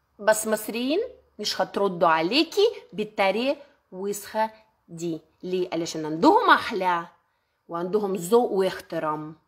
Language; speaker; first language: Arabic; non-native, learner; Russian